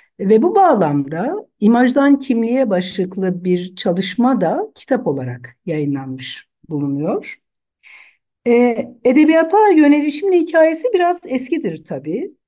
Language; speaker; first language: Turkish; non-native, local second language; Zaza